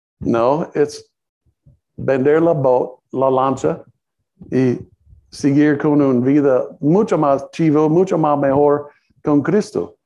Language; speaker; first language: Spanish; non-native, learner; English